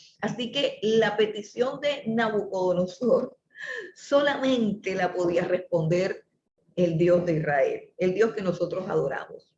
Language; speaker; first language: Spanish; native; Spanish